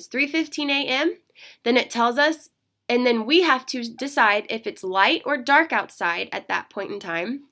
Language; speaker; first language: English; native; English